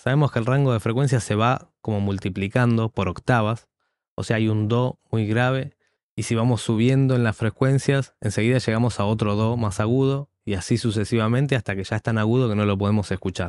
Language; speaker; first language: Spanish; native; Spanish